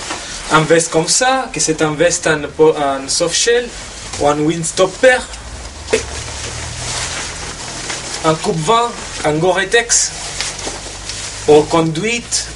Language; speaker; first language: French; non-native, fluent; Spanish